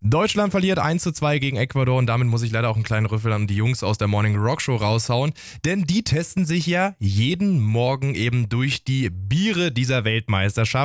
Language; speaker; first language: German; native; German